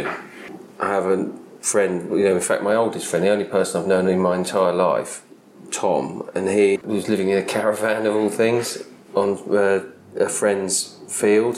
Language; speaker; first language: English; native; English